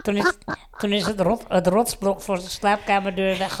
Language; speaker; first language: Dutch; native; Dutch